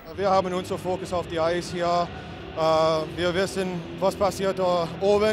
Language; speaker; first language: German; non-native, learner; English